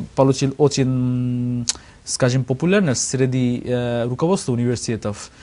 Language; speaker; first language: Russian; non-native, learner; Bangla